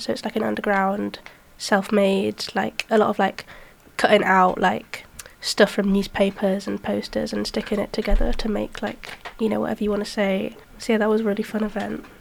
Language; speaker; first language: English; native; English